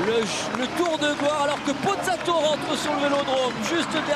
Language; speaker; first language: French; native; French